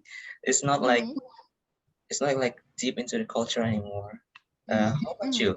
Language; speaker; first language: English; non-native, learner; Indonesian